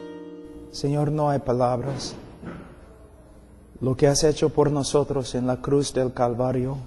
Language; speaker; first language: Spanish; non-native, fluent; English